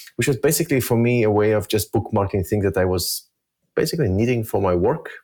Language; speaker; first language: English; early bilingual, other home language; Russian